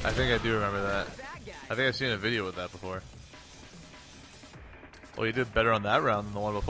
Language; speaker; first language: English; native; English